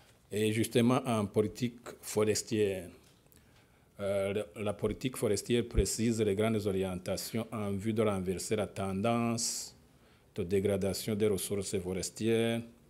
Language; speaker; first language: French; non-native, local second language; Rundi